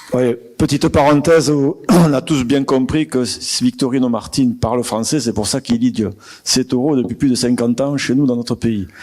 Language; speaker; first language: French; native; French